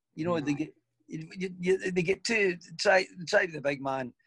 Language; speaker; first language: English; native; English